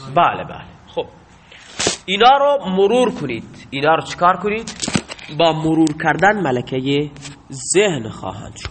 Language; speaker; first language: Persian; non-native, local second language; Baluchi